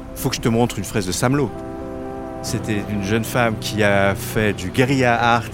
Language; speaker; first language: French; native; French